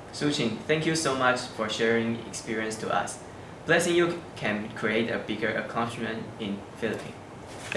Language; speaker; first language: English; non-native, learner; Chinese